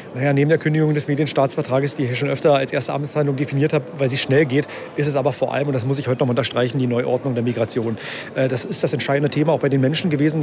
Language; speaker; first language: German; native; German